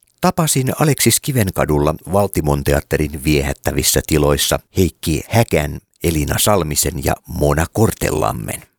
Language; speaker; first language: Finnish; native; Finnish